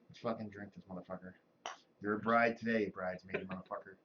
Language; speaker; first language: English; native; English